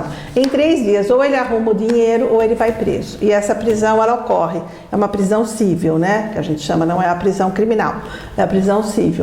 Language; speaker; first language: Portuguese; native; Portuguese